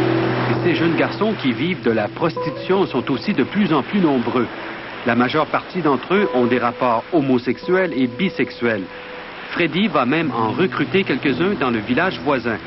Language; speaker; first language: French; native; French